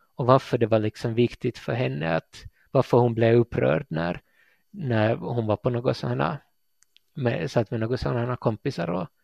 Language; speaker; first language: Swedish; native; Swedish